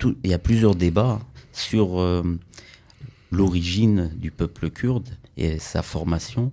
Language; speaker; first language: French; early bilingual, other home language; Kurdish